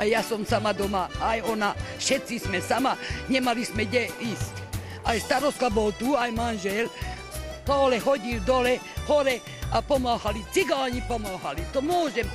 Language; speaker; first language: Slovak; non-native, local second language; Hungarian